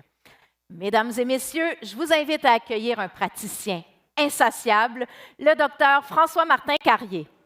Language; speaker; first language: French; native; French